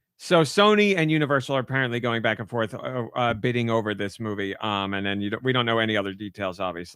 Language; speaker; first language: English; native; English